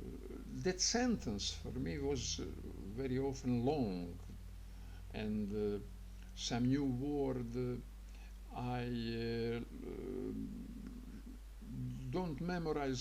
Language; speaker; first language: English; non-native, learner; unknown